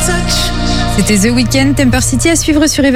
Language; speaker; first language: French; native; French